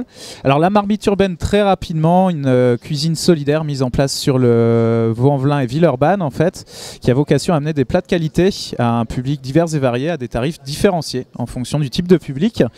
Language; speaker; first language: French; native; French